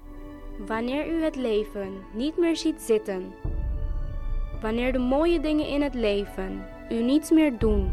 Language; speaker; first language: Dutch; native; Dutch